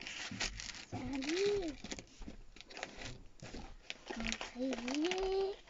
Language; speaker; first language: French; native; French